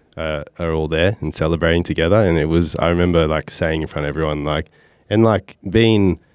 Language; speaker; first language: English; native; English